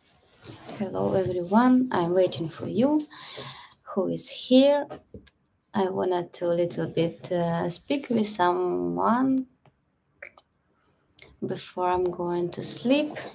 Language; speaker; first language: English; non-native, learner; Russian